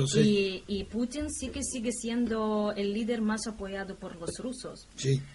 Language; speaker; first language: Spanish; non-native, fluent; Russian